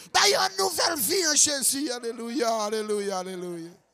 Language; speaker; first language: French; non-native, local second language; Guadeloupean Creole French